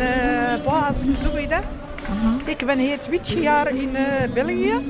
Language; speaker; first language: Dutch; non-native, learner; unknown